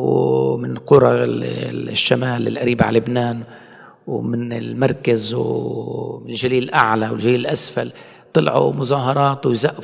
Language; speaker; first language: Arabic; native; Arabic